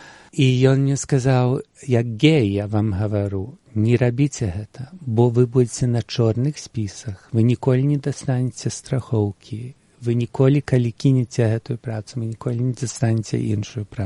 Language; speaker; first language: Belarusian; early bilingual, heritage; Belarusian